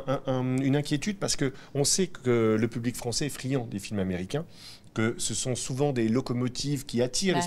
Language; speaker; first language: French; native; French